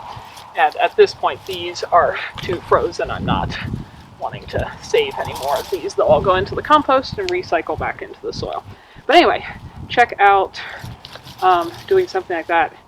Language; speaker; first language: English; native; English